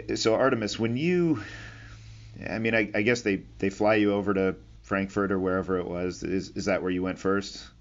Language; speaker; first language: English; native; English